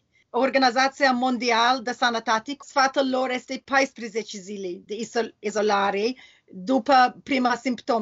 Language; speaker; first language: Romanian; non-native, learner; English